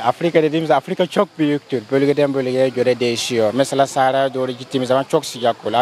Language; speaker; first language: Turkish; non-native, fluent; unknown